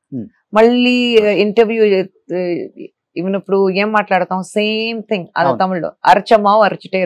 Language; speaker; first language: Telugu; non-native, learner; Tamil